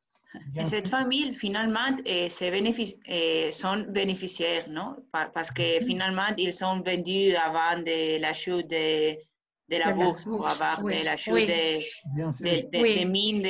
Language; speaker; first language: French; non-native, learner; Spanish